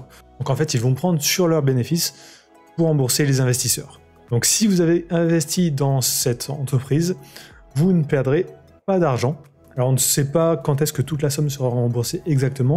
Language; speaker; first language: French; native; French